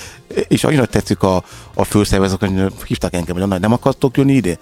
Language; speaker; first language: Hungarian; non-native, learner; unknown